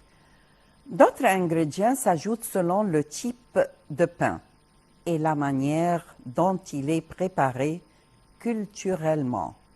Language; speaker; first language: French; non-native, fluent; Arabic